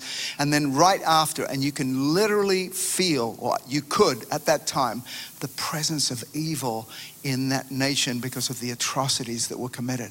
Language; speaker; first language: English; native; English